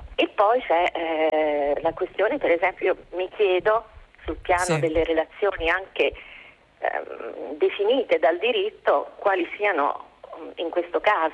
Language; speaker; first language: Italian; native; Italian